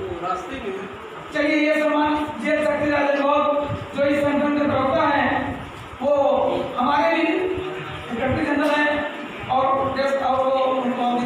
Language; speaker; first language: Hindi; native; Hindi